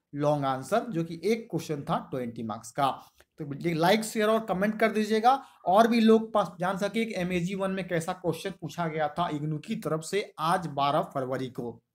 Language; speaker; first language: Hindi; native; Hindi